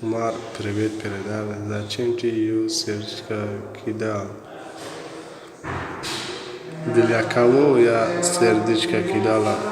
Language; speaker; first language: Russian; non-native, learner; Tajik